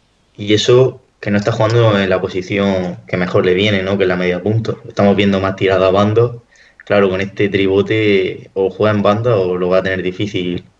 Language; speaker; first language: Spanish; native; Spanish